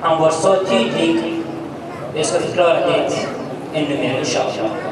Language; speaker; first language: Swedish; early bilingual, other home language; Arabic